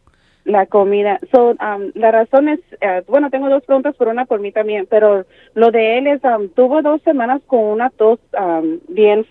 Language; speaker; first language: Spanish; early bilingual, other home language; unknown